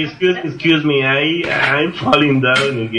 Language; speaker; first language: English; non-native, learner; Spanish